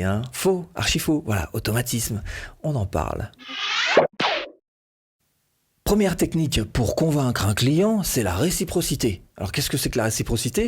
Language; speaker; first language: French; native; French